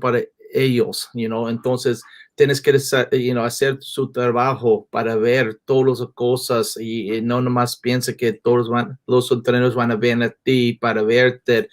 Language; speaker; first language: Spanish; non-native, learner; English